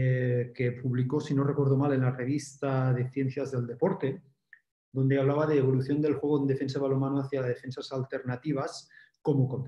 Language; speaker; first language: Spanish; native; Spanish